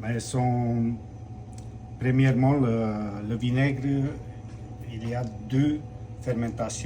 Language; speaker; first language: French; non-native, fluent; Romanian